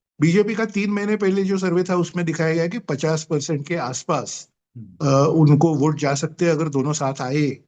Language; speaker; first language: Hindi; non-native, local second language; Marathi